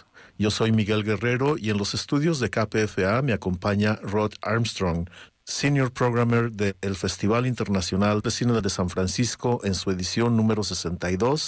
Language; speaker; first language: Spanish; native; Spanish